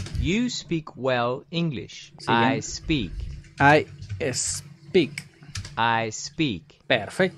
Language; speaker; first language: English; non-native, learner; Spanish